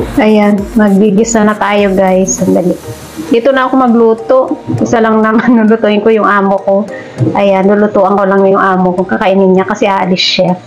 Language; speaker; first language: Filipino; non-native, local second language; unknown